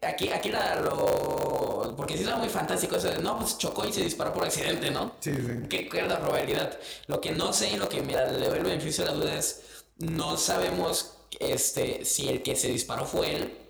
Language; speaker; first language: Spanish; native; Spanish